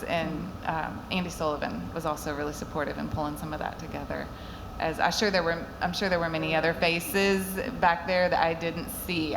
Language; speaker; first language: English; native; English